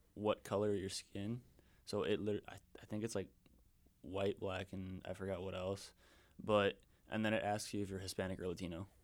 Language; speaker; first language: English; early bilingual, other home language; Spanish